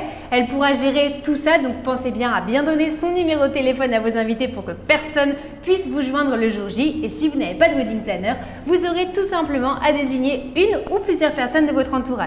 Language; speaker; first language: French; native; French